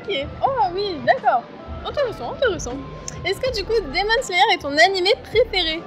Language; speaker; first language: French; native; French